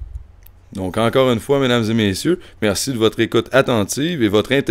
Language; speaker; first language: French; native; French